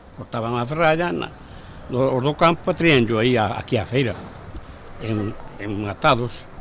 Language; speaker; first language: Galician; native; Galician